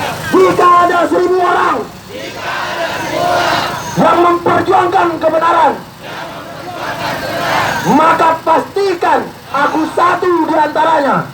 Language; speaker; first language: Indonesian; native; Indonesian